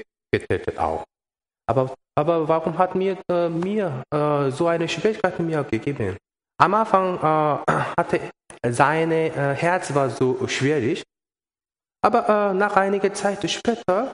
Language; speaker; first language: German; non-native, learner; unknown